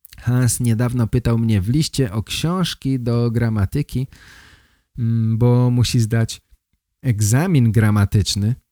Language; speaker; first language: Polish; native; Polish